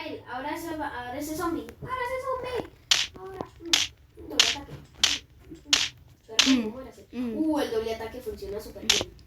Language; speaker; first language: Spanish; native; Spanish